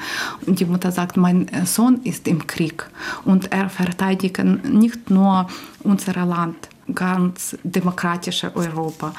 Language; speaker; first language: German; non-native, learner; Ukrainian